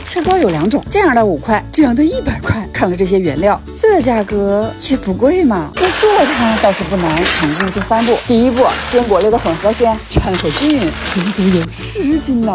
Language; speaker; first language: Chinese; native; Chinese